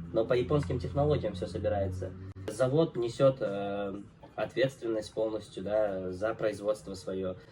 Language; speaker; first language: Russian; non-native, local second language; Uzbek